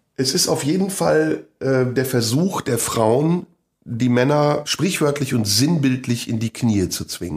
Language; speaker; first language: German; native; German